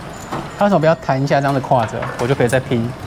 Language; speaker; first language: Chinese; native; Chinese